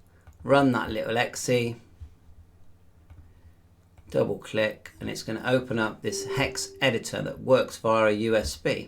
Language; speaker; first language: English; native; English